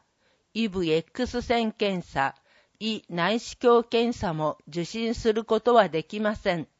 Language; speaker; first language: Japanese; native; Japanese